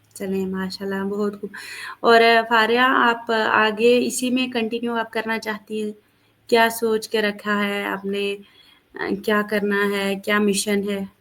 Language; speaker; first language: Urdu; native; Urdu